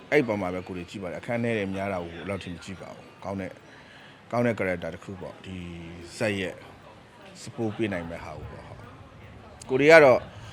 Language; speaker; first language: Burmese; non-native, local second language; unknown